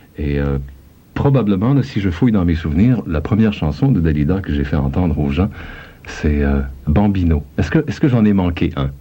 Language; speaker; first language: French; native; French